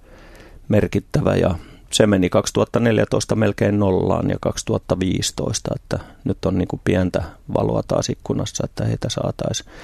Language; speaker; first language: Finnish; native; Finnish